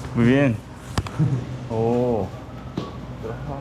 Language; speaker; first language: Spanish; non-native, learner; Korean